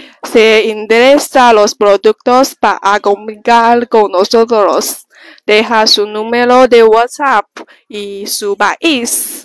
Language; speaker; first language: Spanish; non-native, learner; Chinese